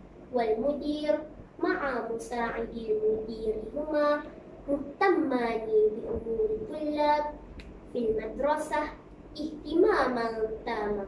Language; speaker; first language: Arabic; non-native, learner; Malay